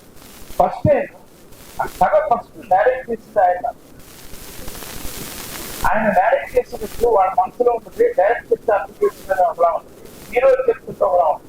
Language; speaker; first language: Telugu; native; Telugu